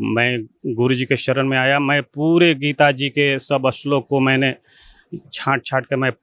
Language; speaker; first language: Hindi; native; Hindi